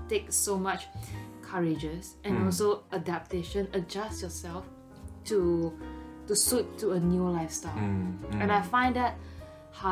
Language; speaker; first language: English; non-native, local second language; Chinese